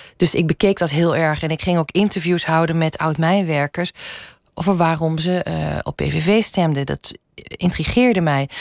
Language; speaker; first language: Dutch; non-native, local second language; Limburgish